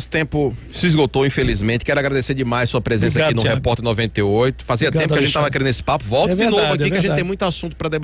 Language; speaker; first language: Portuguese; native; Portuguese